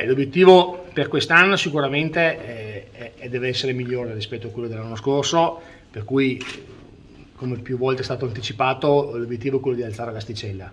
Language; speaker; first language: Italian; native; Italian